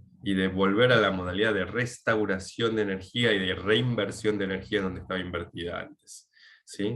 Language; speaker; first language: Spanish; native; Spanish